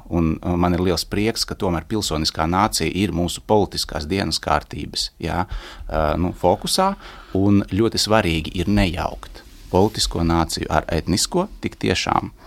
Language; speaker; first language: Latvian; native; Latvian